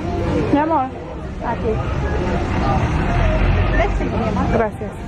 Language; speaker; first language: Spanish; non-native, learner; English